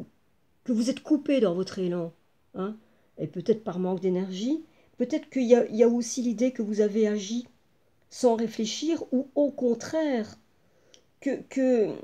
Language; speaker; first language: French; native; French